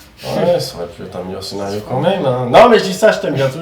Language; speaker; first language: French; native; French